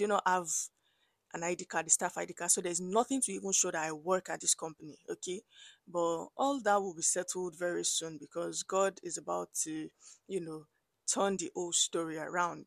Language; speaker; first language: English; non-native, local second language; Yoruba